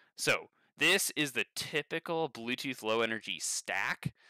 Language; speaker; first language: English; native; English